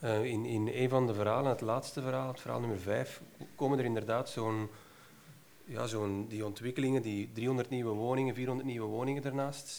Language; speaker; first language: Dutch; native; Dutch